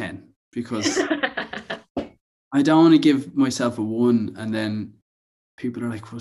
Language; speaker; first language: English; native; English